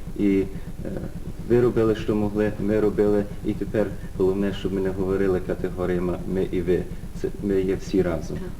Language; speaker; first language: Ukrainian; early bilingual, heritage; Ukrainian